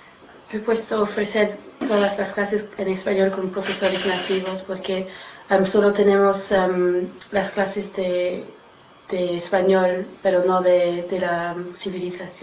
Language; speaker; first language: Spanish; non-native, learner; English